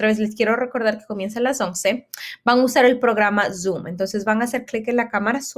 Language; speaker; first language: Spanish; early bilingual, heritage; Spanish